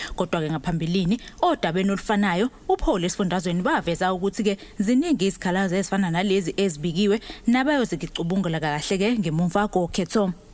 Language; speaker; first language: Zulu; native; Zulu